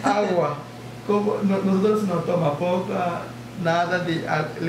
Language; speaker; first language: Spanish; non-native, learner; English